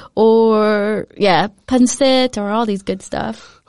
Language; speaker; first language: English; early bilingual, other home language; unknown